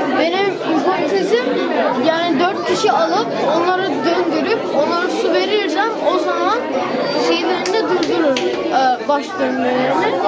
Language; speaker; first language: Turkish; early bilingual, heritage; Turkish